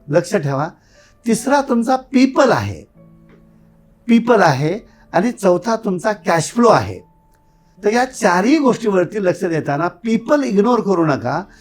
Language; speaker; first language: Marathi; native; Marathi